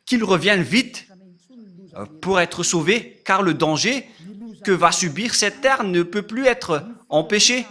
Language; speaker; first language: French; non-native, local second language; Malagasy